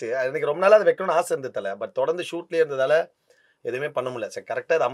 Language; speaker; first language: Tamil; native; Tamil